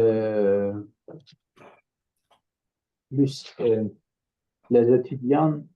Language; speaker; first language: French; non-native, learner; Turkish